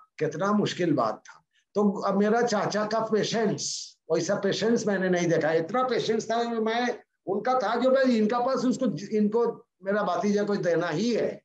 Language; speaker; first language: Hindi; non-native, local second language; Bangla